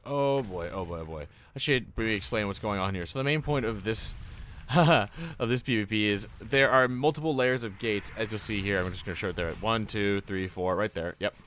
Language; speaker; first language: English; native; English